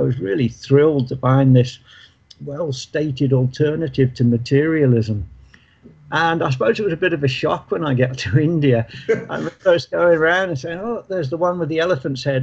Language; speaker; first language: English; native; English